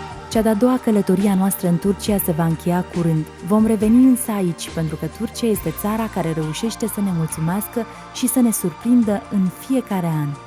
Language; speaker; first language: Romanian; native; Romanian